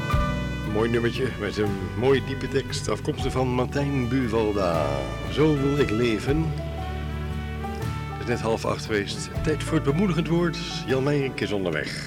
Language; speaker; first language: Dutch; native; Dutch